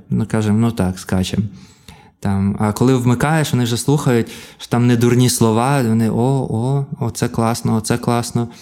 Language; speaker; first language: Ukrainian; native; Ukrainian